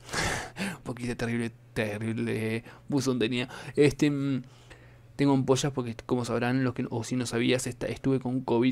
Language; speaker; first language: Spanish; native; Spanish